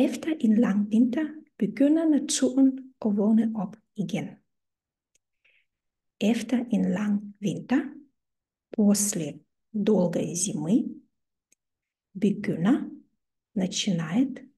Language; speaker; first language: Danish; non-native, fluent; Russian